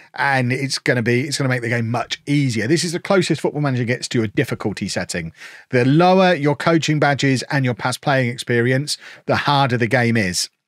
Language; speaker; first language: English; native; English